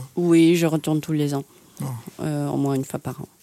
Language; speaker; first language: French; non-native, fluent; Finnish